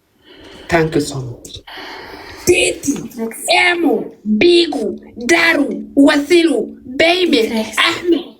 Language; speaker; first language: English; non-native, learner; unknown